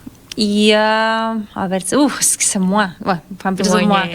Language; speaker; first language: Indonesian; non-native, fluent; Spanish